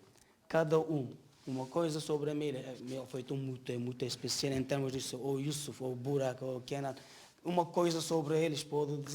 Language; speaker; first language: Portuguese; non-native, learner; Turkish